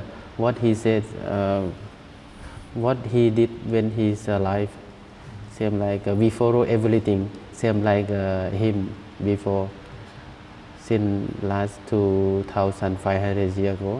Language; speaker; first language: English; non-native, learner; Thai